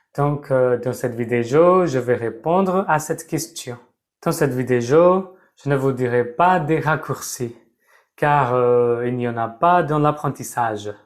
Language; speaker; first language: French; non-native, fluent; Burmese